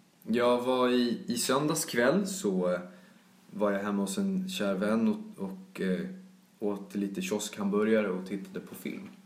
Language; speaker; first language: Swedish; native; Swedish